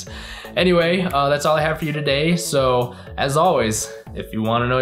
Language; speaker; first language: English; native; English